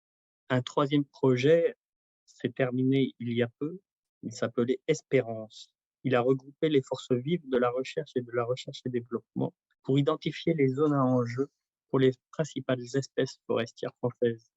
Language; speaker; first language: French; native; French